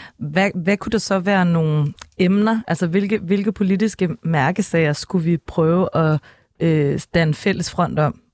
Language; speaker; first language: Danish; native; Danish